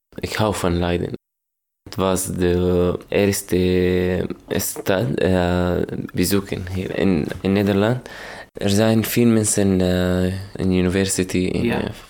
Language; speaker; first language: Dutch; non-native, learner; Arabic